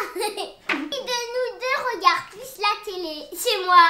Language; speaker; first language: French; early bilingual, other home language; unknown